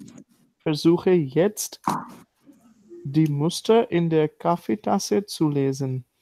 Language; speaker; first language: German; non-native, learner; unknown